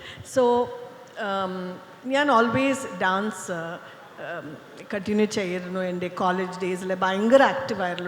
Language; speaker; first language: Malayalam; non-native, fluent; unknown